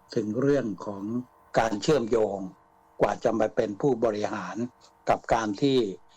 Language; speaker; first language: Thai; native; Thai